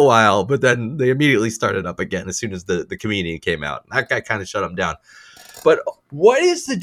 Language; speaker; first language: English; native; English